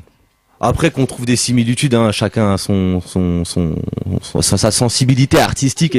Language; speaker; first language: French; native; French